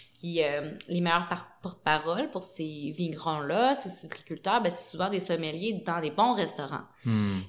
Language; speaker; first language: French; native; French